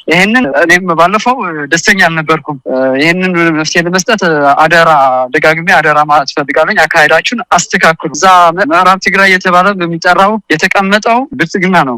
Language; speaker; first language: Amharic; non-native, local second language; Tigrinya